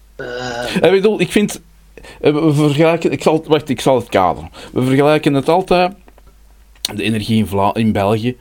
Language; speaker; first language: Dutch; native; Dutch